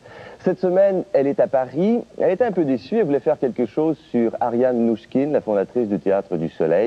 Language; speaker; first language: French; native; French